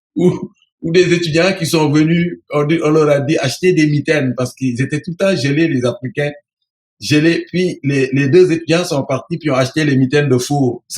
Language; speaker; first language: French; non-native, local second language; Serer